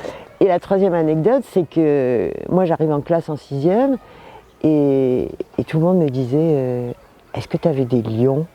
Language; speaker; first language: French; native; French